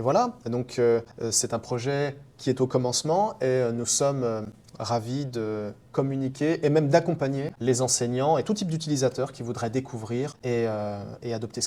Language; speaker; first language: French; native; French